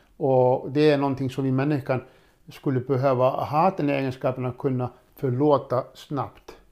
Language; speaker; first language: Swedish; non-native, fluent; Icelandic